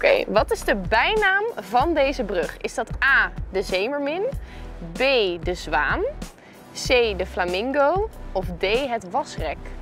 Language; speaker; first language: Dutch; native; Dutch